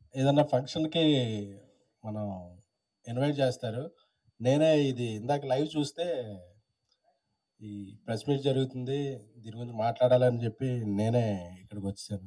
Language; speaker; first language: Telugu; native; Telugu